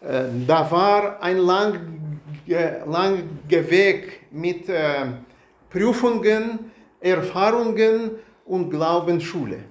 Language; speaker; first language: German; non-native, learner; Russian